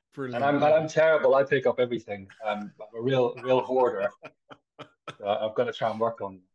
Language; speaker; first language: English; native; English